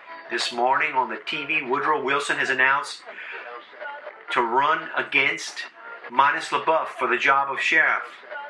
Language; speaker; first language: English; early bilingual, other home language; French